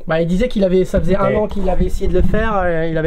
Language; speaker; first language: French; native; French